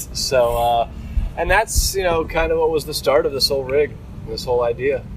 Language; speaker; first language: English; native; English